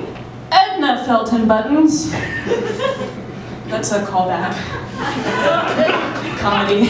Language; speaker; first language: English; native; English